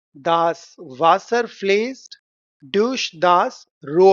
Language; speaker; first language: German; non-native, fluent; Hindi